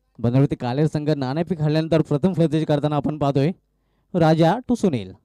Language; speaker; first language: Marathi; native; Marathi